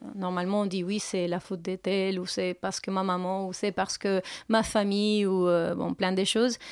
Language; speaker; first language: French; non-native, fluent; Spanish